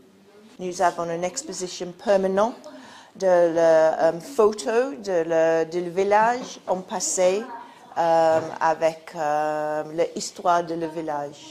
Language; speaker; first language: French; non-native, fluent; English